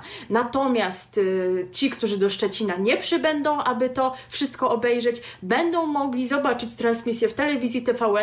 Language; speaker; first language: Polish; native; Polish